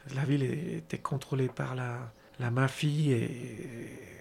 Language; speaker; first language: French; non-native, fluent; Spanish